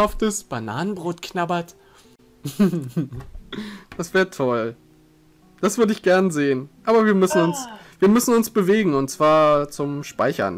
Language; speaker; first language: German; native; German